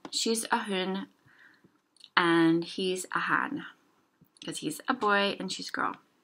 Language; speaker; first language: English; native; English